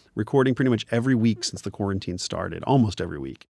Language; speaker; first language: English; native; English